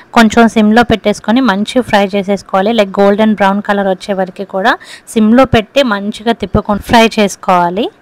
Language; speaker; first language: Telugu; non-native, local second language; Lambadi